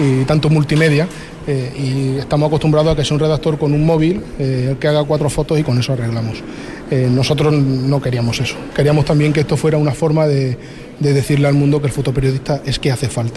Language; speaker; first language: Spanish; native; Spanish